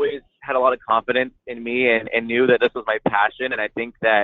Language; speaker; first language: English; native; English